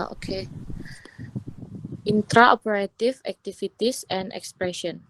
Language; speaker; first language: English; non-native, learner; Indonesian